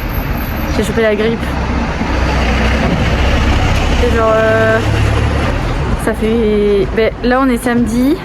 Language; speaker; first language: French; native; French